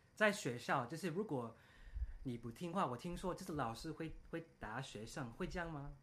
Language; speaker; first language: Chinese; early bilingual, heritage; Chinese